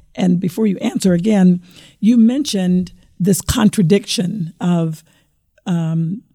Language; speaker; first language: English; native; English